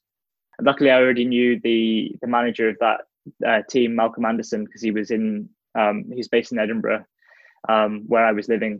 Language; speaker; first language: English; native; English